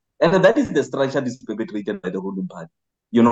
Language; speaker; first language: English; non-native, local second language; Southern Sotho